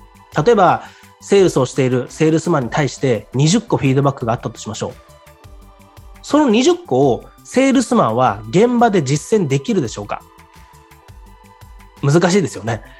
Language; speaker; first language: Japanese; native; Japanese